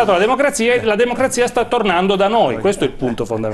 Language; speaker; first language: Italian; native; Italian